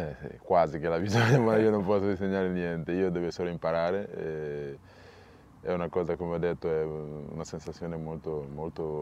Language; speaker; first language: Italian; non-native, fluent; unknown